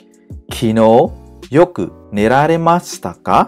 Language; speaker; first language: Japanese; non-native, learner; Khmer